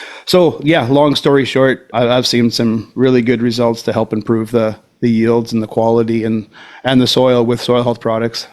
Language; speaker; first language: English; native; English